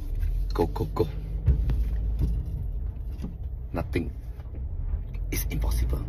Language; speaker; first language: English; non-native, fluent; Chinese